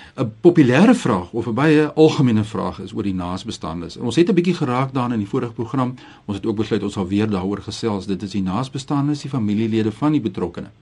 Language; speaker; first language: Afrikaans; native; Afrikaans